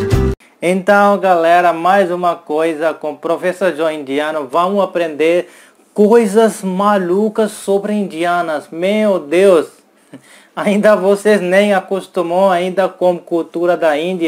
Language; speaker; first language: Portuguese; non-native, learner; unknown